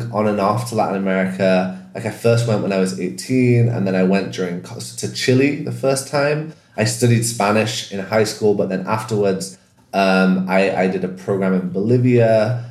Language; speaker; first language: English; native; English